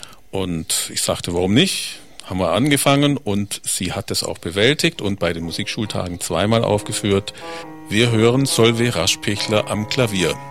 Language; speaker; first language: German; native; German